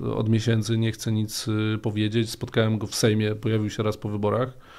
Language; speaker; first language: Polish; native; Polish